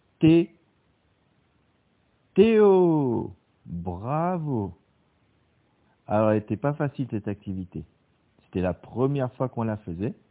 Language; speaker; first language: French; native; French